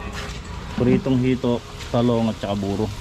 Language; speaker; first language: Filipino; native; Filipino